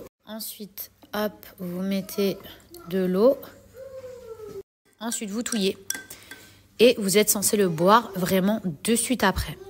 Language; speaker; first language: French; native; French